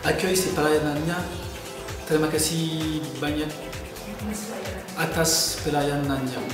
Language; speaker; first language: Indonesian; non-native, learner; French